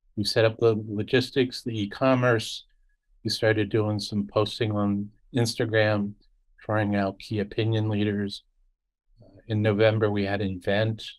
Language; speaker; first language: English; native; English